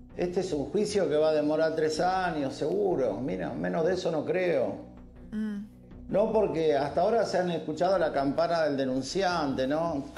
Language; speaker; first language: Spanish; native; Spanish